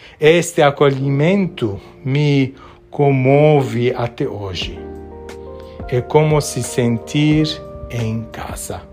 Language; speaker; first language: Portuguese; non-native, fluent; Armenian